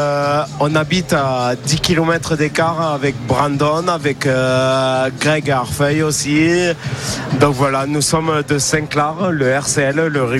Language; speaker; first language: French; native; French